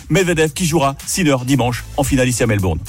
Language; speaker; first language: French; native; French